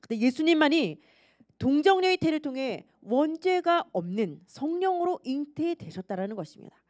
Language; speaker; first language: Korean; native; Korean